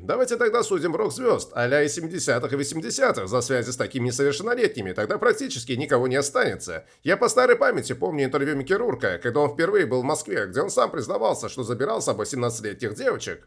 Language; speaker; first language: Russian; native; Russian